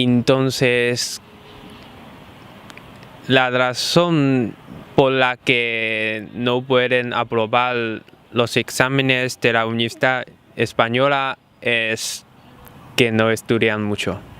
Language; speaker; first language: Spanish; non-native, fluent; Chinese